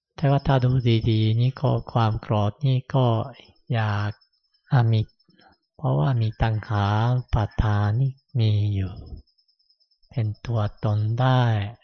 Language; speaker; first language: Thai; non-native, fluent; Japanese